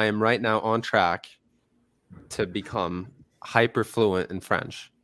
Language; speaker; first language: English; native; English